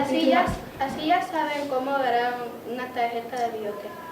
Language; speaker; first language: Spanish; early bilingual, heritage; Spanish